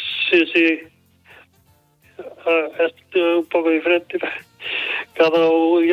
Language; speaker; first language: Spanish; non-native, local second language; Galician